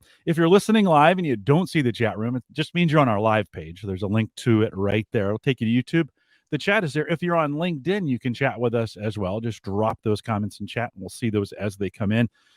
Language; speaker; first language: English; native; English